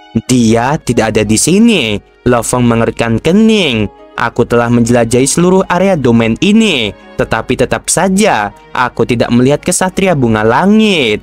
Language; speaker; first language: Indonesian; native; Indonesian